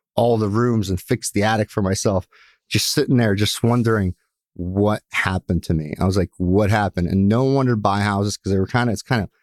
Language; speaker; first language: English; early bilingual, other home language; Russian